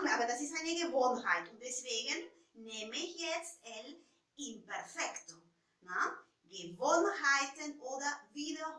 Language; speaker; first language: German; non-native, fluent; Spanish